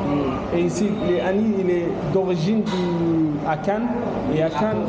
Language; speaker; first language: French; non-native, learner; English